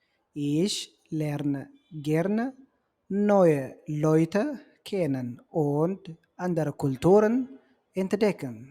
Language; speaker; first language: German; non-native, fluent; Tigrinya